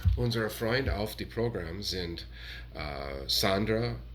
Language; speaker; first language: German; non-native, learner; English